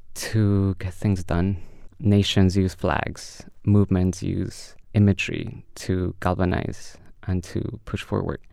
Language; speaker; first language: English; early bilingual, other home language; Spanish